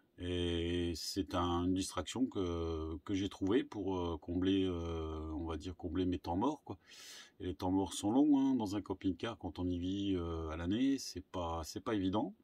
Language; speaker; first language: French; native; French